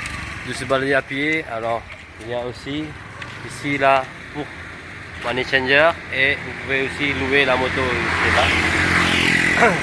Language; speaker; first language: French; non-native, fluent; Indonesian